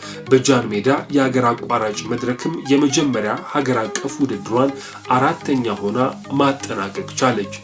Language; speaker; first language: Amharic; native; Amharic